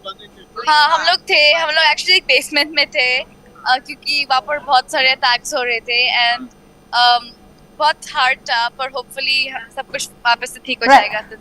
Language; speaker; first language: Hindi; early bilingual, heritage; Hindi